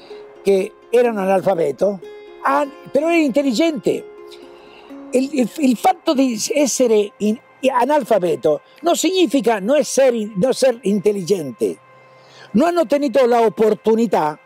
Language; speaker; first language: Italian; early bilingual, heritage; Italian